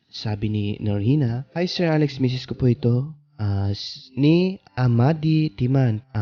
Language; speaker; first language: Filipino; non-native, local second language; Cebuano